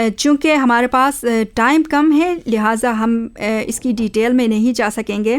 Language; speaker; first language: Urdu; non-native, local second language; Khowar